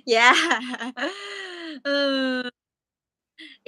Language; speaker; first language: English; non-native, learner; Chinese